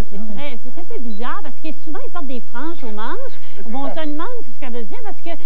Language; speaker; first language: French; native; French